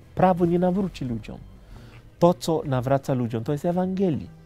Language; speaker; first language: Polish; non-native, fluent; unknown